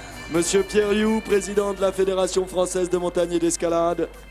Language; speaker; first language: French; native; French